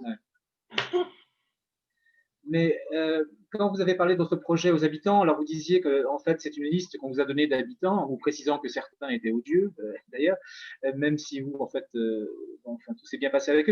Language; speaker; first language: French; native; French